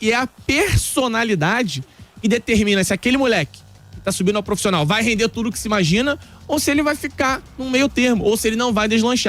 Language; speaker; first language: Portuguese; native; Portuguese